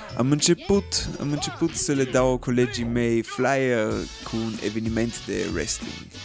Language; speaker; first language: Romanian; early bilingual, heritage; Romanian